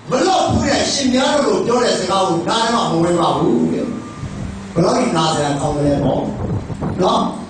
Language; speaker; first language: Burmese; native; Burmese